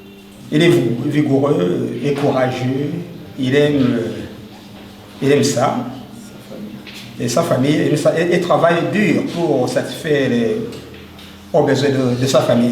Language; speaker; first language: French; non-native, local second language; Rundi